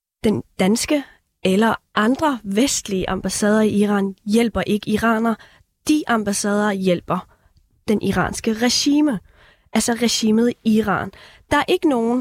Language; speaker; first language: Danish; early bilingual, other home language; Persian